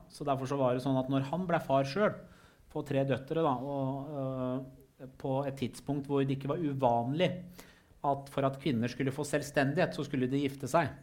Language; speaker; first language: Norwegian; early bilingual, other home language; Persian